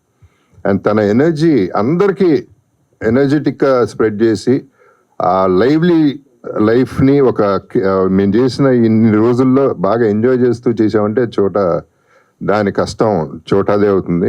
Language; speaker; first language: Telugu; native; Telugu